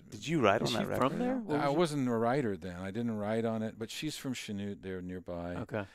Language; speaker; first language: English; native; English